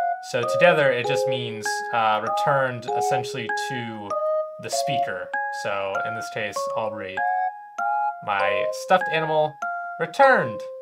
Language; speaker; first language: English; native; English